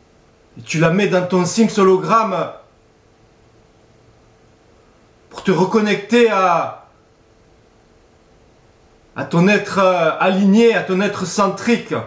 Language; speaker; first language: French; native; French